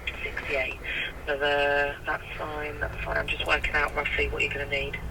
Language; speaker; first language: English; native; English